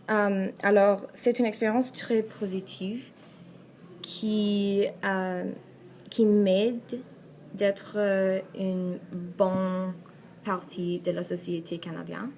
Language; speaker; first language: French; non-native, learner; Persian